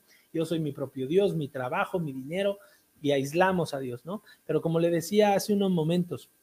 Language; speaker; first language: Spanish; native; Spanish